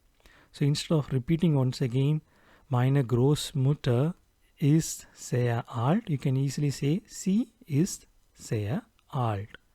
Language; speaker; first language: German; non-native, fluent; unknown